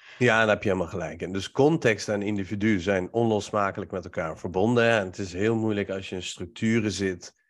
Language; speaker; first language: Dutch; early bilingual, other home language; Turkish